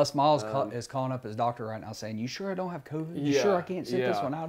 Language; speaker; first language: English; native; English